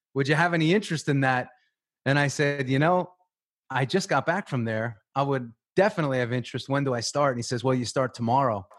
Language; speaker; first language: English; native; English